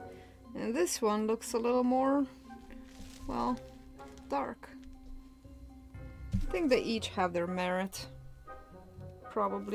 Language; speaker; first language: English; non-native, fluent; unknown